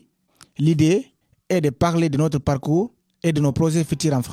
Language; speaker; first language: French; non-native, learner; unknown